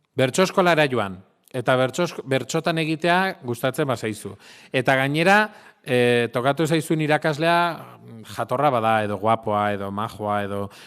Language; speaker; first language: Basque; non-native, local second language; Spanish